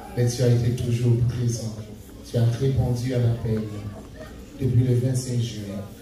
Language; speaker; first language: French; non-native, local second language; Haitian Creole